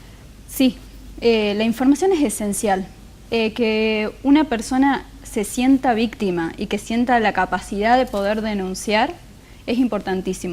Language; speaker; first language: Spanish; native; Spanish